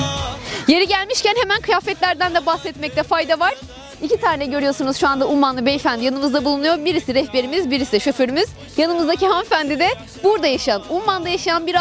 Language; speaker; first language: Turkish; native; Turkish